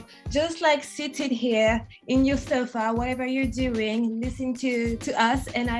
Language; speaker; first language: English; non-native, fluent; French